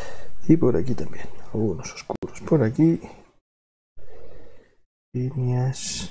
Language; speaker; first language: Spanish; non-native, local second language; Catalan